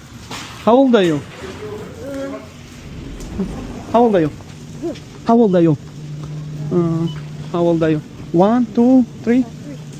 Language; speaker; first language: English; non-native, learner; Tajik